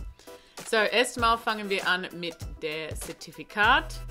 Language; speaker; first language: German; non-native, learner; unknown